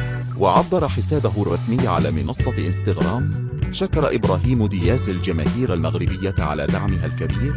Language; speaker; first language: Arabic; native; Arabic